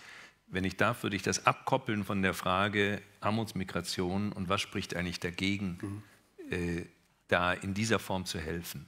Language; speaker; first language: German; native; German